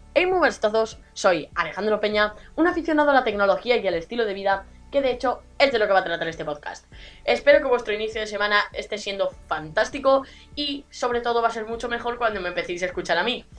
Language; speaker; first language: Spanish; native; Spanish